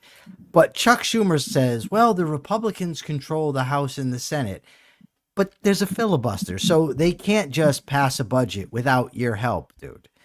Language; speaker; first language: English; native; English